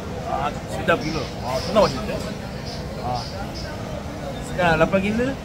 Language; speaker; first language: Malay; non-native, fluent; Korean